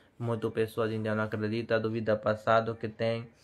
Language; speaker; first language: Portuguese; non-native, learner; Hindi